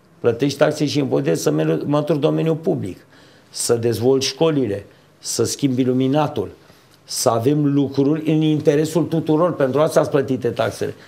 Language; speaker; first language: Romanian; native; Romanian